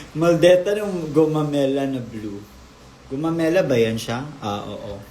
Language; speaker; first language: Filipino; native; Filipino